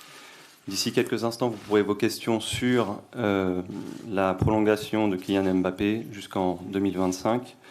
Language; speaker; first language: French; native; French